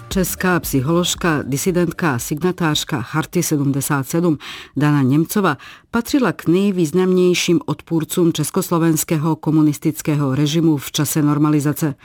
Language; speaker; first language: Czech; non-native, fluent; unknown